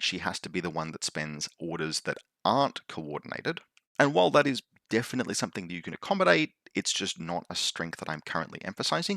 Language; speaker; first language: English; native; English